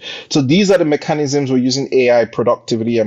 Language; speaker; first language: English; non-native, local second language; Yoruba